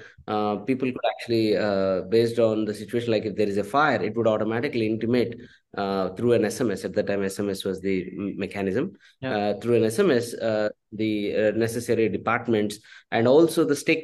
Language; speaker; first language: English; non-native, local second language; Telugu